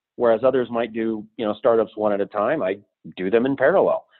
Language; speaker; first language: English; native; English